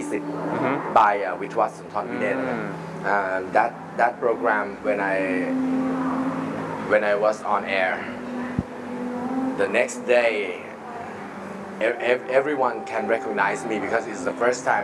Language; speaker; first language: English; non-native, fluent; Thai